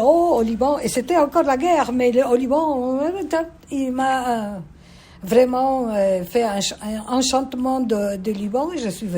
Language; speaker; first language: French; non-native, fluent; Spanish